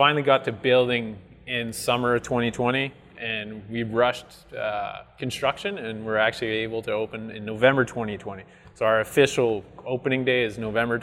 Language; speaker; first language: English; non-native, fluent; French